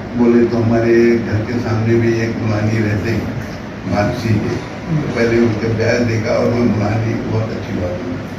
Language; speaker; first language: Hindi; non-native, local second language; Urdu